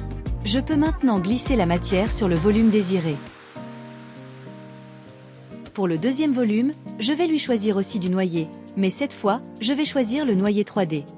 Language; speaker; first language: French; native; French